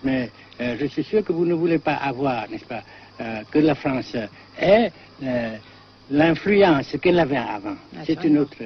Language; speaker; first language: French; non-native, fluent; Vietnamese